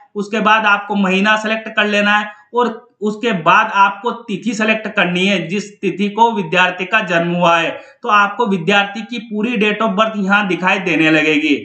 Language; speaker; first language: Hindi; native; Hindi